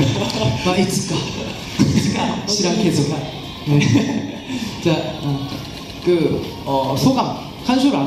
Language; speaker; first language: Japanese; non-native, learner; Korean